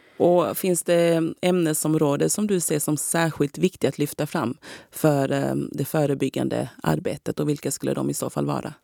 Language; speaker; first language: Swedish; native; Swedish